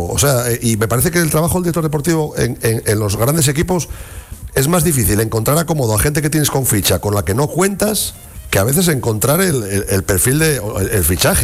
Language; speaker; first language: Spanish; native; Spanish